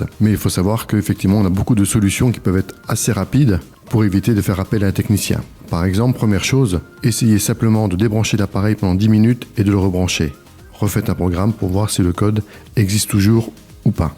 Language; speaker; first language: French; native; French